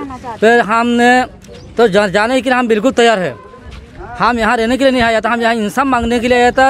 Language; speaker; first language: Hindi; non-native, learner; Rohingya